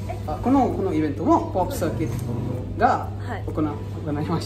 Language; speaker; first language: Japanese; non-native, learner; Tamil